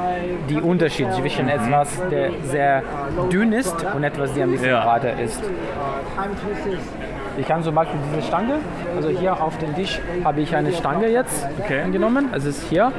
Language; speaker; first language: German; non-native, learner; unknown